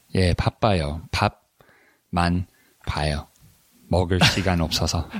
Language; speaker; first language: Korean; non-native, learner; English